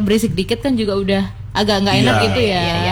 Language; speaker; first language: Indonesian; native; Indonesian